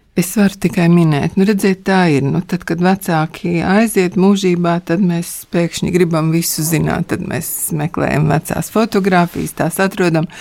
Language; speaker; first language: Latvian; native; Latvian